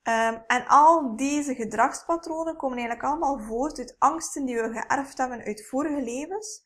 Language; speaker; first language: Dutch; native; Dutch